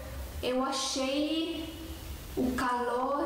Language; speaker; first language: Portuguese; non-native, fluent; Estonian